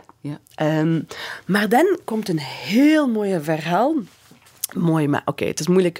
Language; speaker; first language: Dutch; non-native, fluent; English